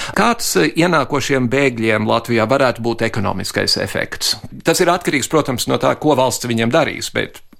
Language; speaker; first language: Latvian; early bilingual, heritage; Latvian